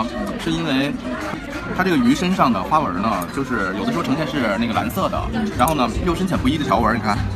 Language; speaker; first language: Chinese; native; Chinese